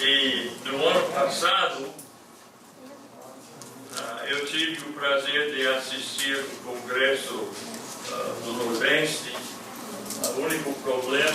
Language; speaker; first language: Portuguese; non-native, fluent; English